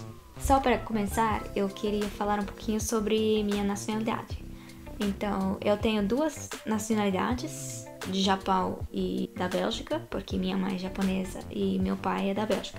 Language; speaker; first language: Portuguese; non-native, fluent; Japanese